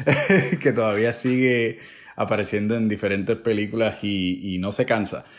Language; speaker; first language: Spanish; native; Spanish